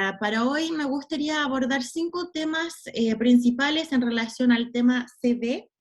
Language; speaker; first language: Spanish; non-native, fluent; English